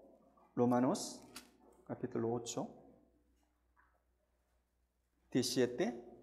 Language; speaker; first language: Spanish; non-native, fluent; Korean